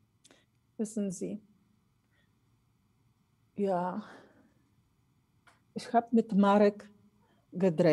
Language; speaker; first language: German; non-native, fluent; Polish